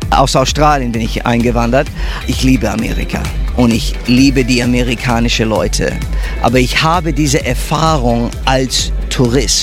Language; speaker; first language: German; early bilingual, heritage; English